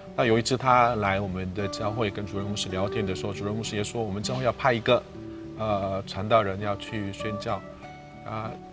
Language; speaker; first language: Chinese; non-native, fluent; Korean